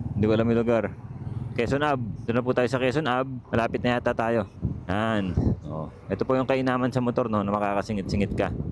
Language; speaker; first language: Filipino; native; Filipino